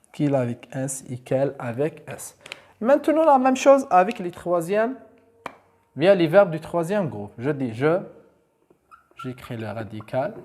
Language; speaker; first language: French; non-native, local second language; Arabic